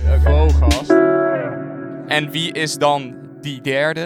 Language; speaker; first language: Dutch; native; Dutch